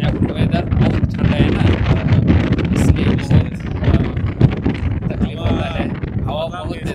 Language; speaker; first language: Hindi; non-native, local second language; Bangla